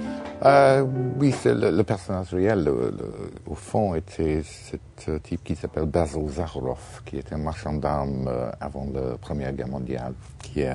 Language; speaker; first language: French; non-native, fluent; English